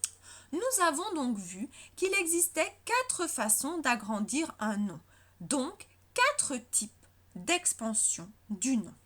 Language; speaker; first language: French; native; French